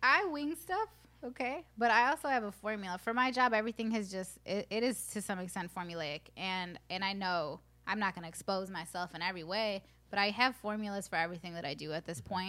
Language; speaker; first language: English; early bilingual, other home language; Spanish